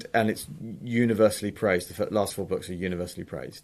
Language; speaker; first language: English; native; English